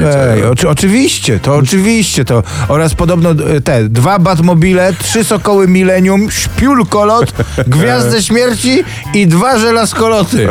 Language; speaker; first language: Polish; native; Polish